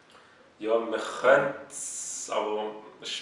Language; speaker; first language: German; native; German